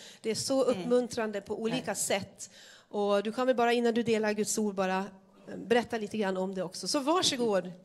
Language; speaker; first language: Swedish; native; Swedish